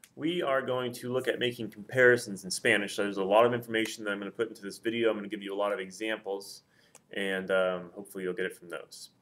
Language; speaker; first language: English; native; English